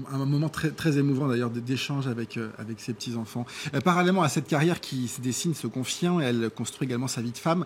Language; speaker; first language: French; native; French